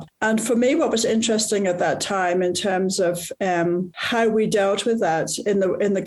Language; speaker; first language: English; native; English